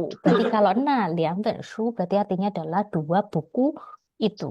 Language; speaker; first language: Indonesian; native; Indonesian